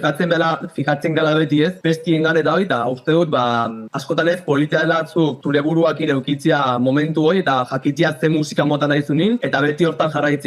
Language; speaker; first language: Basque; native; Basque